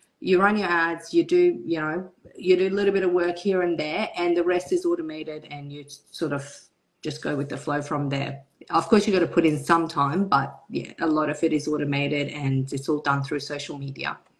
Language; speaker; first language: English; early bilingual, other home language; Persian